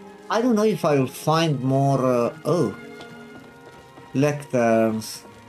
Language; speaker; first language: English; non-native, fluent; Romanian